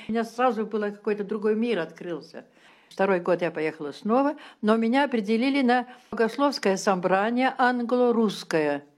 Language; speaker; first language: Russian; early bilingual, heritage; Russian